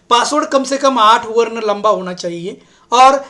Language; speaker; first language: Hindi; non-native, local second language; Marathi